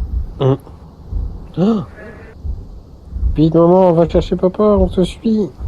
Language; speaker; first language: French; native; French